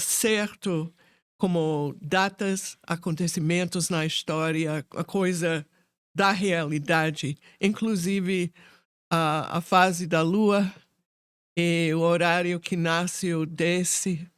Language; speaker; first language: Portuguese; non-native, fluent; English